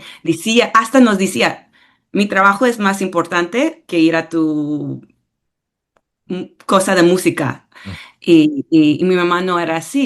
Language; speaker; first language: Spanish; early bilingual, heritage; English